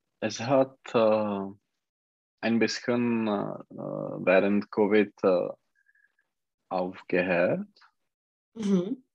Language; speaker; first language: German; non-native, learner; Czech